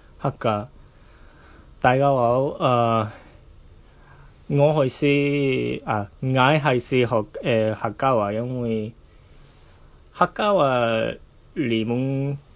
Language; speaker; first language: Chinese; non-native, fluent; Japanese